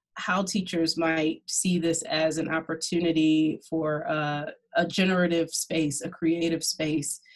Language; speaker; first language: English; native; English